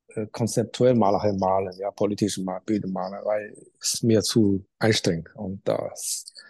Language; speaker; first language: German; non-native, learner; Chinese